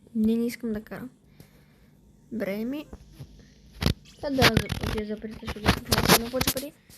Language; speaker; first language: Bulgarian; native; Bulgarian